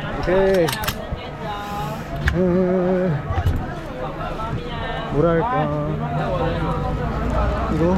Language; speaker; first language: Chinese; non-native, learner; Korean